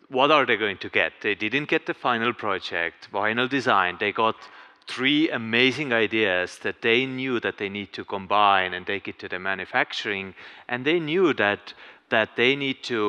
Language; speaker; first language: English; non-native, fluent; Estonian